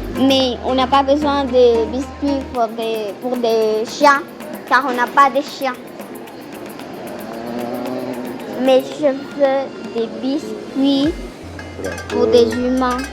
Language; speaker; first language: French; non-native, fluent; Spanish